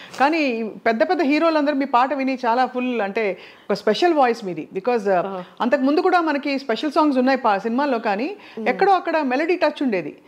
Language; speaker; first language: Telugu; native; Telugu